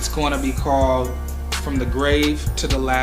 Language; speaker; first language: English; native; English